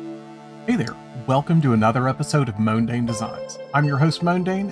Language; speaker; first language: English; native; English